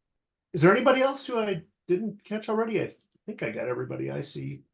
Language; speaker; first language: English; native; English